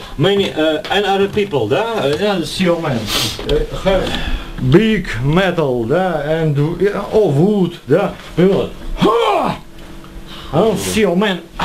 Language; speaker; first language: English; non-native, learner; Russian